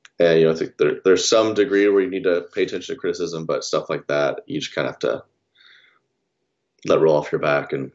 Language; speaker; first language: English; native; English